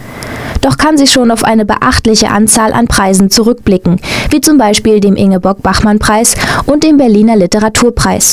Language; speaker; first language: German; native; German